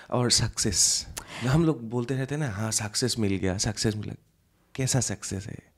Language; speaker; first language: Hindi; non-native, local second language; Assamese